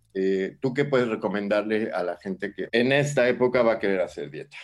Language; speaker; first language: Spanish; native; Spanish